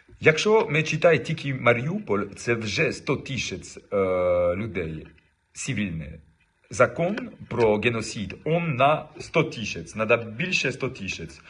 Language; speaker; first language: Ukrainian; non-native, learner; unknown